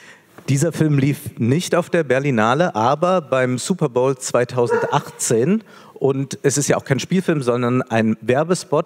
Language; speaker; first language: German; native; German